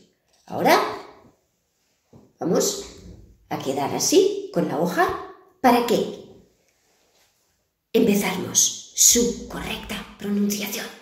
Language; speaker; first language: Spanish; non-native, fluent; Portuguese